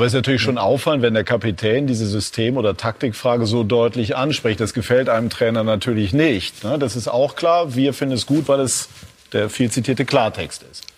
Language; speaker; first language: German; native; German